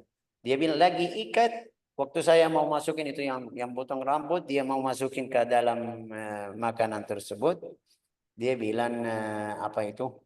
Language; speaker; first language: Indonesian; non-native, fluent; Arabic